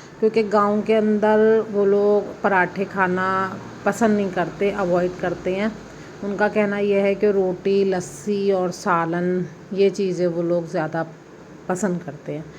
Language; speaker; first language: Urdu; native; Urdu